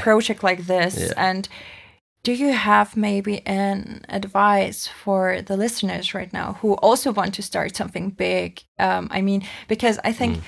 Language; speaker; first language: English; non-native, fluent; German